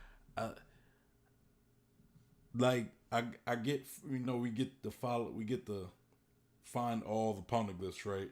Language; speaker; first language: English; native; English